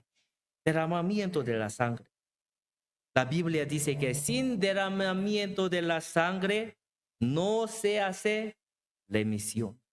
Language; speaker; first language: Spanish; non-native, learner; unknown